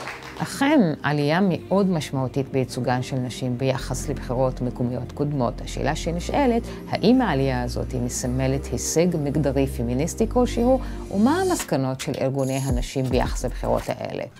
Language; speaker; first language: Hebrew; native; Hebrew